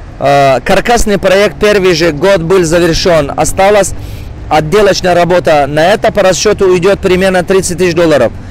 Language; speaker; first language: Russian; non-native, local second language; Tajik